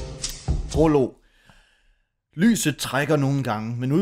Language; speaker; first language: Danish; native; Danish